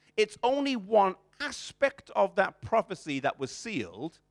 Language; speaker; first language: English; native; English